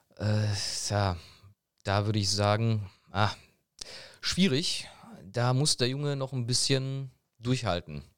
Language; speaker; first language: German; early bilingual, other home language; Polish